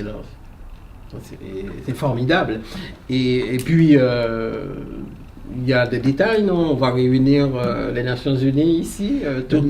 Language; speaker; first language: French; native; French